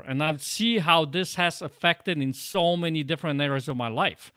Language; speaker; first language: English; non-native, fluent; Polish